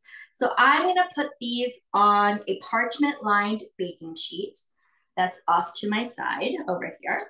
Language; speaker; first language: English; native; English